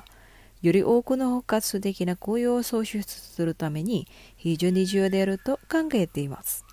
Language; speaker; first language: Japanese; non-native, fluent; Indonesian